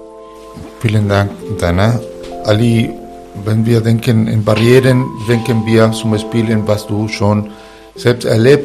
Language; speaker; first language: German; non-native, fluent; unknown